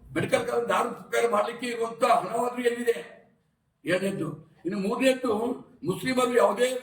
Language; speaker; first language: Kannada; non-native, local second language; Urdu